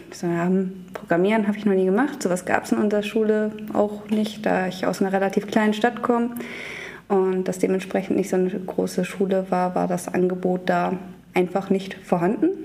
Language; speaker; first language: German; native; German